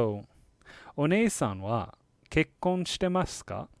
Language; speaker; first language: Japanese; non-native, fluent; English